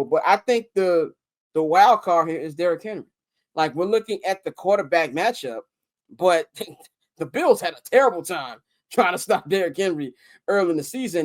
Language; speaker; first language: English; native; English